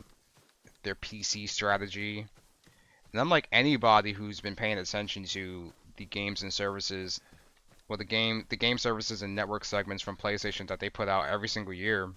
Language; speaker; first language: English; native; English